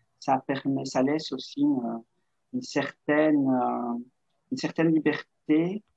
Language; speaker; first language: French; native; French